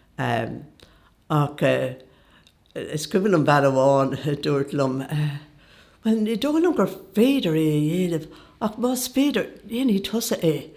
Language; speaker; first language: Irish; non-native, local second language; English